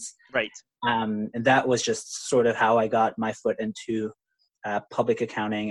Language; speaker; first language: English; non-native, local second language; Filipino